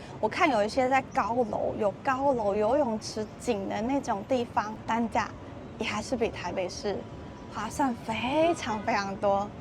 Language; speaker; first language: Chinese; native; Chinese